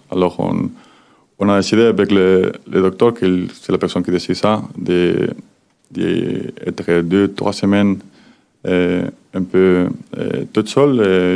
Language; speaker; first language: French; non-native, learner; Spanish